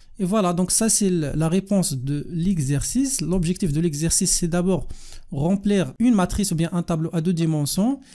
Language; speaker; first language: French; non-native, local second language; Arabic